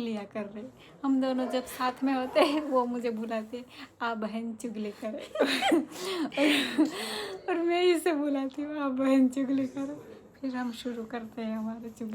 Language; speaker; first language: Hindi; non-native, local second language; Gujarati